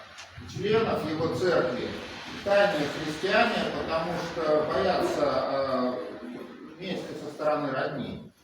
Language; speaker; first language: Russian; native; Russian